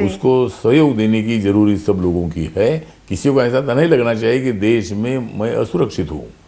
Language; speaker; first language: Hindi; non-native, local second language; Marathi